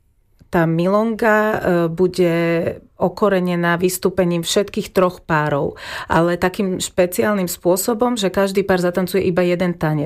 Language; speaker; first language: Slovak; native; Slovak